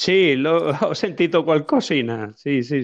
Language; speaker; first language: Italian; non-native, fluent; Spanish